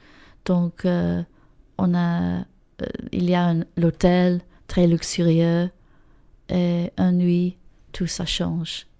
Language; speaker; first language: French; non-native, learner; English